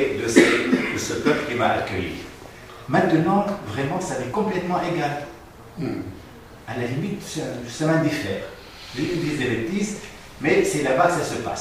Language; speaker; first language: French; non-native, fluent; Arabic